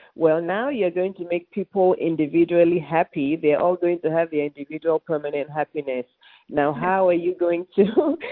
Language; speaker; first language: English; non-native, local second language; Yoruba